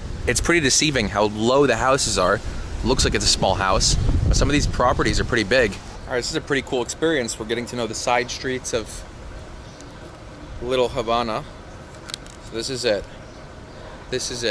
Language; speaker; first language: English; native; English